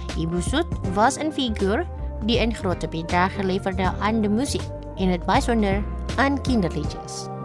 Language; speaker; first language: Dutch; non-native, fluent; Indonesian